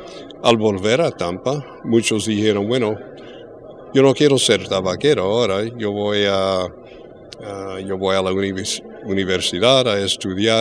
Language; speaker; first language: Spanish; early bilingual, heritage; English